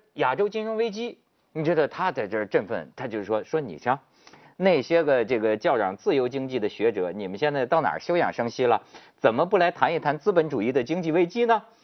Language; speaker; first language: Chinese; native; Chinese